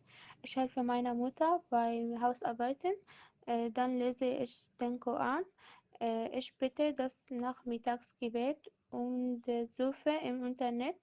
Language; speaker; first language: German; non-native, learner; Arabic